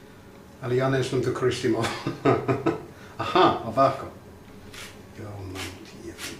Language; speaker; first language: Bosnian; non-native, learner; English